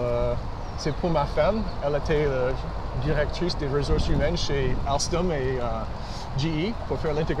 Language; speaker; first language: French; early bilingual, heritage; English